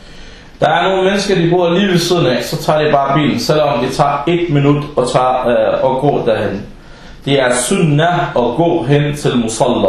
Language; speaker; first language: Danish; non-native, fluent; Arabic